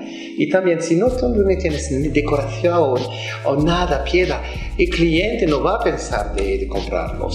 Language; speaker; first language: Spanish; non-native, fluent; French